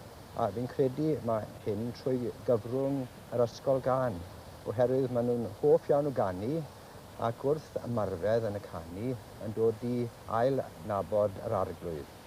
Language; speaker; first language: Welsh; native; Welsh